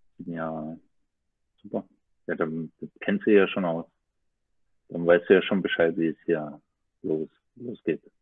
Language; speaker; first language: German; native; German